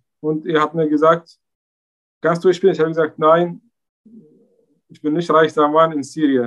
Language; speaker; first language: German; non-native, learner; Arabic